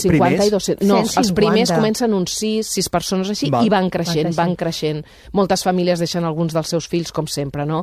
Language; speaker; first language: Catalan; native; Catalan